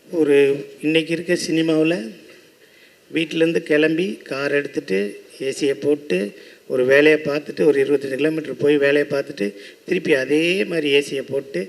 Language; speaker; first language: Tamil; native; Tamil